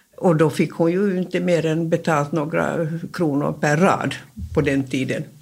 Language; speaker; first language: Swedish; native; Swedish